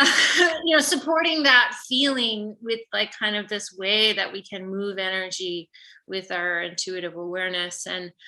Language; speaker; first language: English; native; English